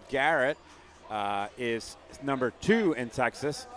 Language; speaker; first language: English; native; English